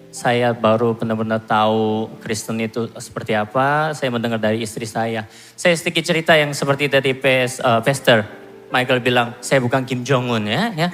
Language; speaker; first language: Indonesian; non-native, fluent; Korean